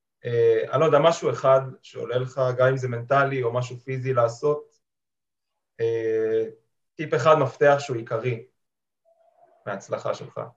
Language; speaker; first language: Hebrew; native; Hebrew